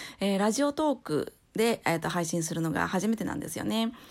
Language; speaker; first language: Japanese; native; Japanese